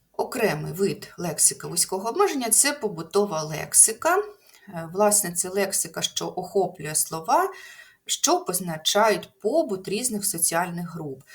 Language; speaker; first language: Ukrainian; native; Ukrainian